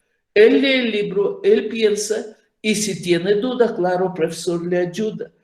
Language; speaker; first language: Spanish; non-native, fluent; Ukrainian